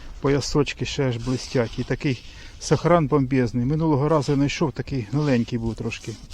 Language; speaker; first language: Ukrainian; native; Ukrainian